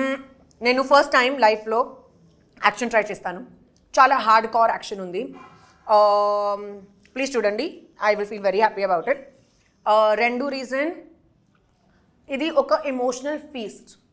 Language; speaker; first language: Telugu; non-native, learner; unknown